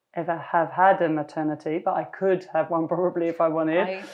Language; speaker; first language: English; native; English